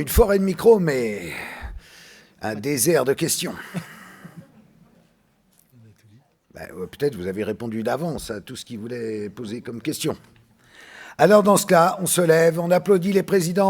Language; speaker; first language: French; native; French